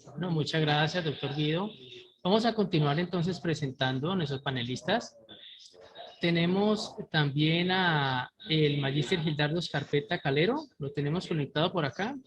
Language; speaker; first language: Spanish; native; Spanish